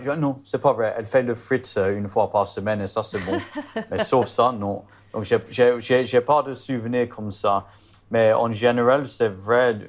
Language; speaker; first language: French; non-native, learner; English